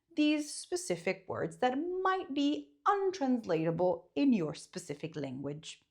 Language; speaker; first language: English; non-native, fluent; Italian